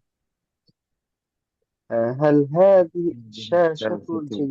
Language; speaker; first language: Arabic; non-native, learner; Bangla